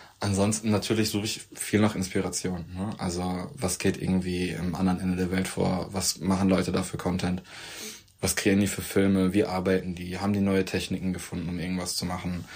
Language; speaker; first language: German; early bilingual, other home language; Turkish